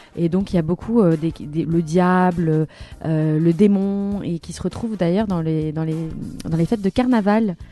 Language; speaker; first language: French; native; French